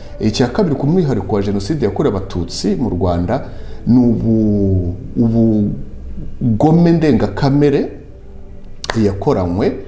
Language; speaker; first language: Kinyarwanda; native; Kinyarwanda